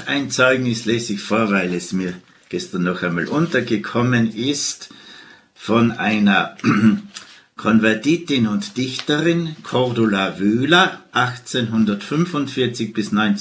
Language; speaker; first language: German; native; German